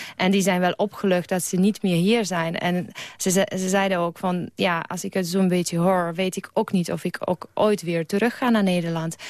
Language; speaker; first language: Dutch; non-native, fluent; Polish